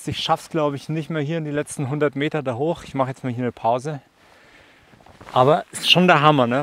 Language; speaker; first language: German; native; German